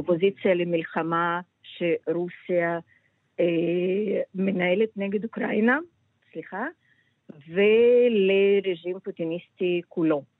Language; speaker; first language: Hebrew; non-native, fluent; Russian